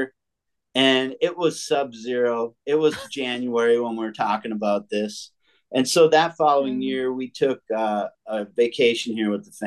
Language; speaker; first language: English; native; English